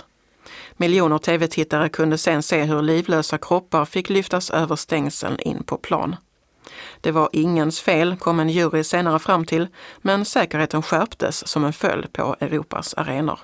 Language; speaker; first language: Swedish; native; Swedish